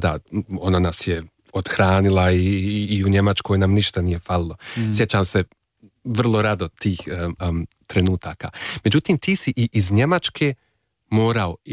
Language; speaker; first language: Croatian; native; Croatian